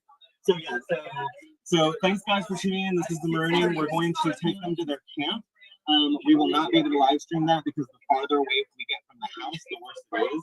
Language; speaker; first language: English; native; English